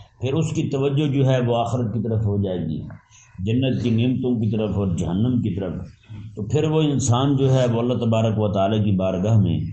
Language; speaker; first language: Urdu; non-native, local second language; Punjabi